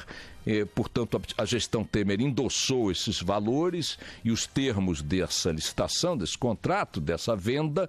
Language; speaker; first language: Portuguese; native; Portuguese